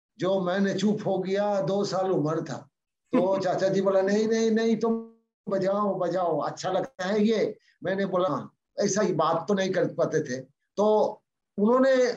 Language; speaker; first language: Hindi; non-native, local second language; Bangla